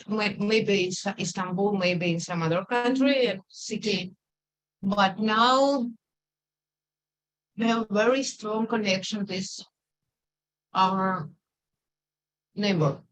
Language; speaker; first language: English; non-native, learner; Russian